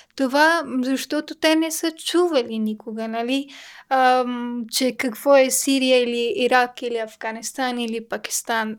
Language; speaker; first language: Bulgarian; non-native, learner; Persian